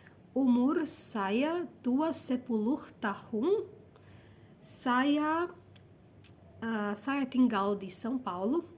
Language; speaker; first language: Indonesian; non-native, learner; Portuguese